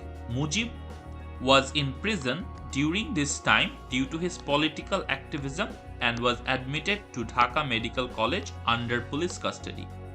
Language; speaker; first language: English; non-native, local second language; Bangla